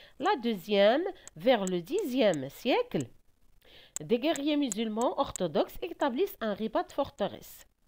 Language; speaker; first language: French; non-native, local second language; Arabic